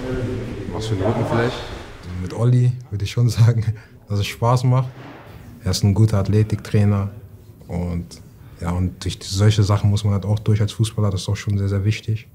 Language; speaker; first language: German; native; German